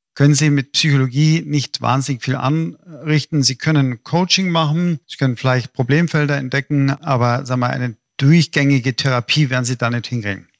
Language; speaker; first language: German; native; German